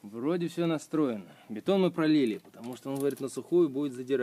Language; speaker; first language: Russian; native; Russian